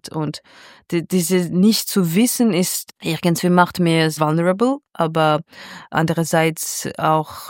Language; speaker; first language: German; non-native, fluent; Georgian